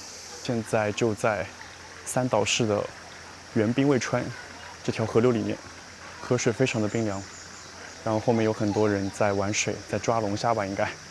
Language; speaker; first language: Chinese; native; Chinese